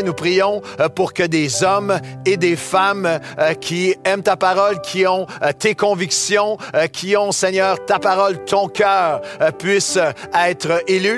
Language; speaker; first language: French; native; French